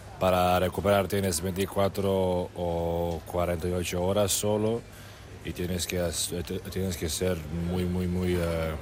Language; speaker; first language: Spanish; non-native, fluent; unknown